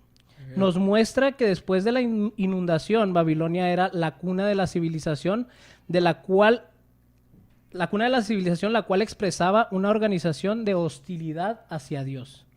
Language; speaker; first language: Spanish; native; Spanish